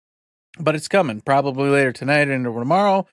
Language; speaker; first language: English; native; English